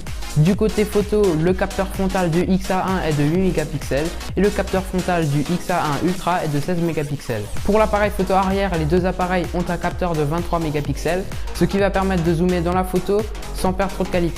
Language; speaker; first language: French; native; French